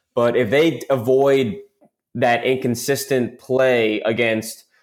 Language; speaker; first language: English; native; English